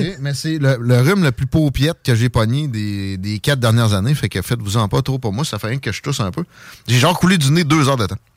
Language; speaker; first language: French; native; French